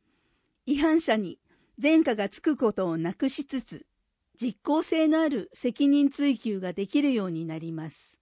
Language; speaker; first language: Japanese; native; Japanese